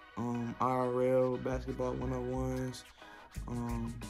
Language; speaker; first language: English; native; English